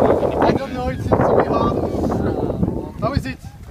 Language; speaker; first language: English; non-native, learner; French